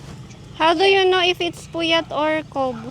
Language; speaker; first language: English; non-native, local second language; Filipino